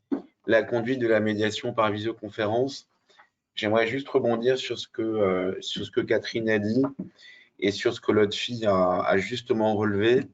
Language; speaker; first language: French; native; French